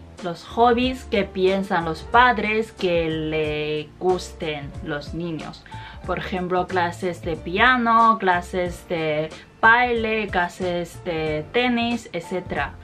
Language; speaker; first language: Spanish; non-native, fluent; Chinese